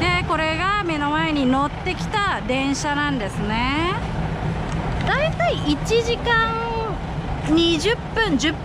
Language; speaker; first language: Japanese; non-native, fluent; Thai